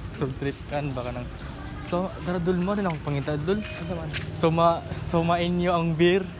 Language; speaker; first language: Filipino; non-native, local second language; Cebuano